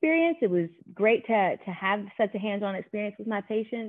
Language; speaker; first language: English; native; English